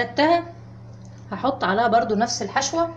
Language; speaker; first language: Arabic; native; Arabic